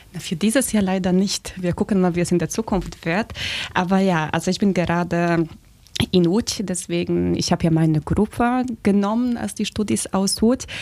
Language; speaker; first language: German; non-native, fluent; Polish